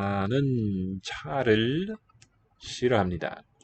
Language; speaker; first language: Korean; non-native, learner; English